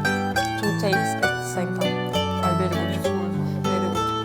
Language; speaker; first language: English; non-native, fluent; Turkish